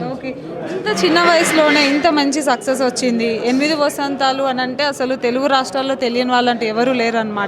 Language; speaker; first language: Telugu; native; Telugu